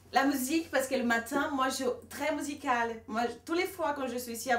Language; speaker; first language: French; non-native, learner; Portuguese